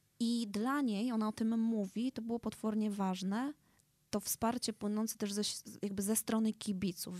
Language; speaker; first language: Polish; native; Polish